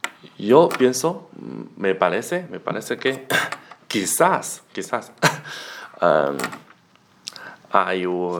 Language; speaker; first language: Spanish; non-native, learner; Chinese